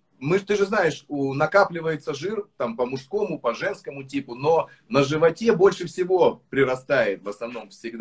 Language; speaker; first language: Russian; native; Russian